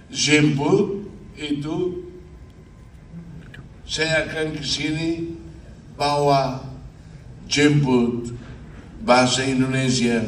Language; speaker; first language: Indonesian; non-native, fluent; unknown